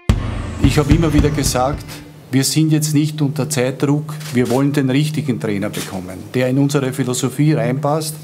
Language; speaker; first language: German; native; German